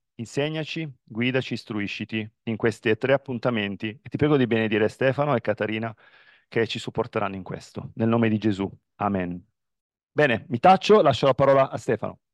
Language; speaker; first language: Italian; native; Italian